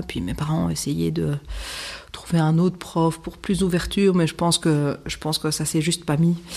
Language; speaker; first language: French; native; French